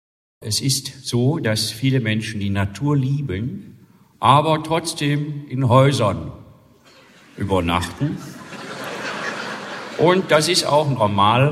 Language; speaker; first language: German; native; German